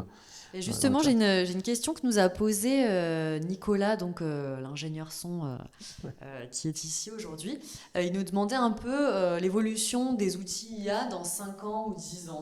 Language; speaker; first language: French; native; French